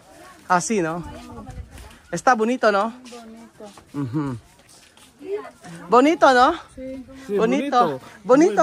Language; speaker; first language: Spanish; non-native, learner; Filipino